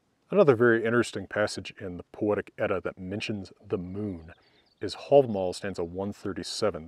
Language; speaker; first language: English; native; English